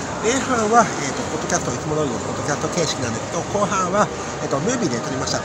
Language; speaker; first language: Japanese; native; Japanese